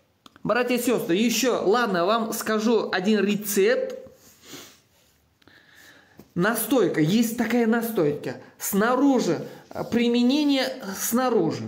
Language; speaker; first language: Russian; non-native, local second language; Uzbek